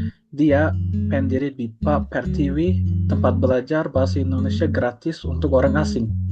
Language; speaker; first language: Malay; non-native, fluent; Turkish